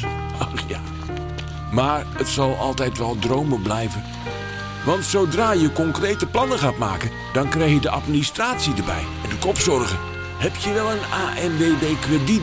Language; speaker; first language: Dutch; native; Dutch